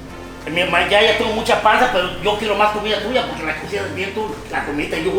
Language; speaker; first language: Spanish; native; Spanish